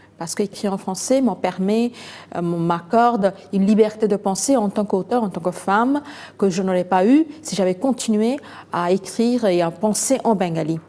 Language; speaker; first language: French; non-native, fluent; Bangla